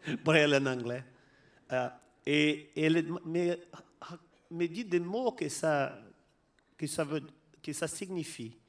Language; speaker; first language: French; non-native, fluent; Portuguese